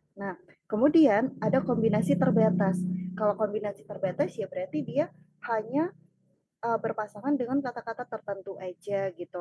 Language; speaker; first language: Indonesian; native; Indonesian